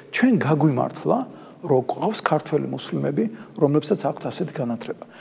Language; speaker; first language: Georgian; native; Georgian